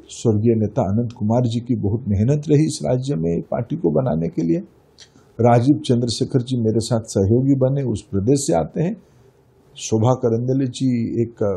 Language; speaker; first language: Hindi; non-native, local second language; Odia